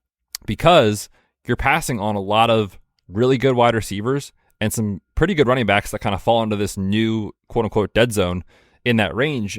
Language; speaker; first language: English; native; English